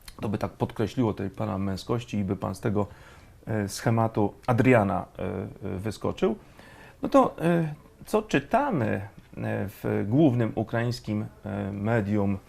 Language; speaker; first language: Polish; native; Polish